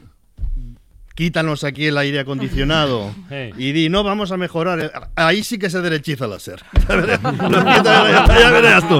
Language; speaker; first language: Spanish; native; Spanish